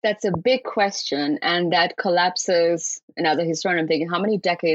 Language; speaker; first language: English; non-native, local second language; Bangla